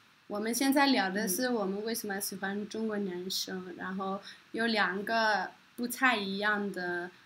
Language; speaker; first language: Chinese; non-native, fluent; Norwegian